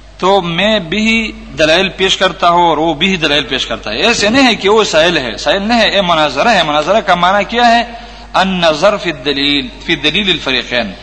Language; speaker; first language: Urdu; non-native, local second language; Pashto